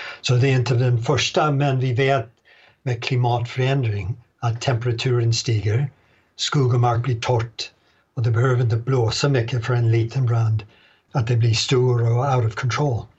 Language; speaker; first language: Swedish; non-native, fluent; English